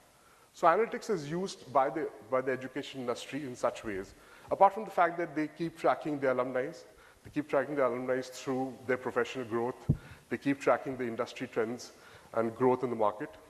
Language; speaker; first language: English; non-native, local second language; Bangla